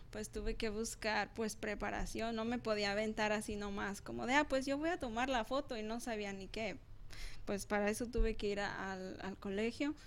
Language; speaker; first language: Spanish; native; Spanish